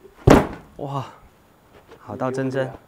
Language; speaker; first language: Chinese; native; Chinese